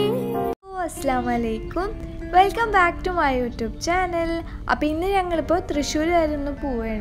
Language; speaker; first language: Malayalam; native; Malayalam